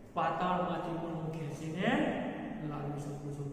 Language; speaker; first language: Hindi; non-native, local second language; Gujarati